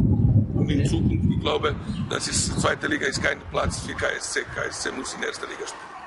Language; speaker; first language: German; non-native, fluent; Croatian